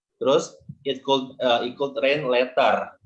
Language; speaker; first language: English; non-native, learner; Indonesian